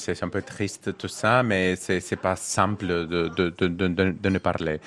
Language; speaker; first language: French; non-native, learner; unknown